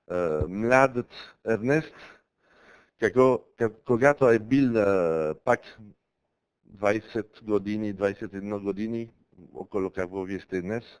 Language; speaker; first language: Bulgarian; non-native, learner; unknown